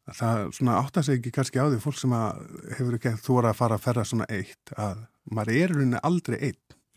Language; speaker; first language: Icelandic; native; Icelandic